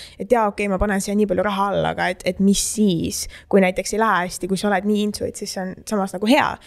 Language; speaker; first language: Estonian; native; Estonian